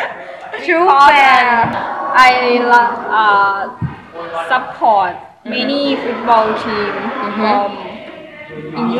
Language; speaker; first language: English; non-native, learner; Thai